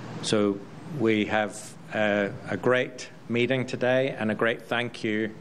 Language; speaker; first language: English; native; English